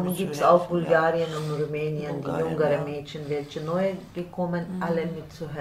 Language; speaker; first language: German; non-native, learner; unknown